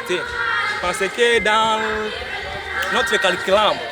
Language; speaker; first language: French; non-native, learner; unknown